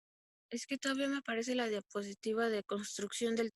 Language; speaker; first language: Spanish; native; Spanish